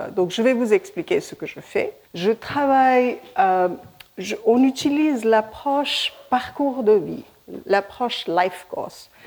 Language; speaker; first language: French; non-native, fluent; Hindi